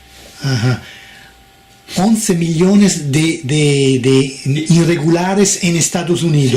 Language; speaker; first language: Spanish; non-native, fluent; Italian